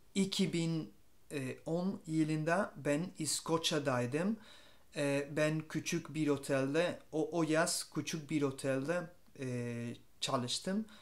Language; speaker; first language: Turkish; non-native, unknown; Spanish